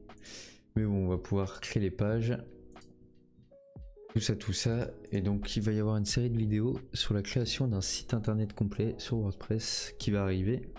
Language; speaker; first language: French; native; French